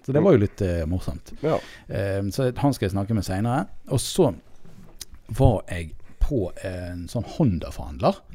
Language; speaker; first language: Norwegian; native; Norwegian